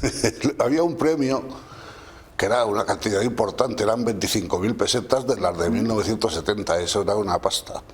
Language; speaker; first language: Spanish; native; Spanish